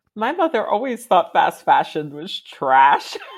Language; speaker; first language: English; native; English